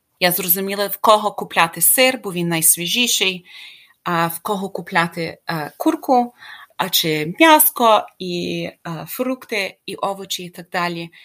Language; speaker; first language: Ukrainian; early bilingual, heritage; Ukrainian